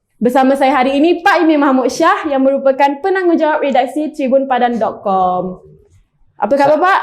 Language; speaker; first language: Malay; native; Malay